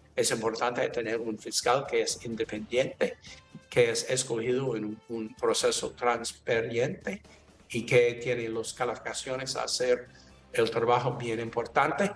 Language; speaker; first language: Spanish; non-native, learner; English